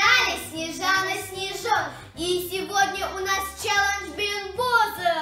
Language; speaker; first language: Russian; native; Russian